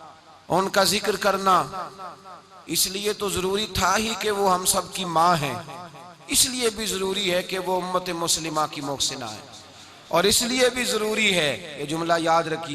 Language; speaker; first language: Hindi; non-native, local second language; Punjabi